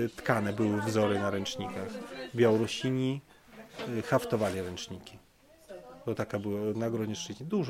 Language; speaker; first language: Polish; early bilingual, heritage; Polish